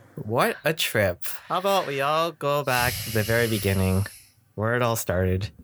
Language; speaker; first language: English; early bilingual, other home language; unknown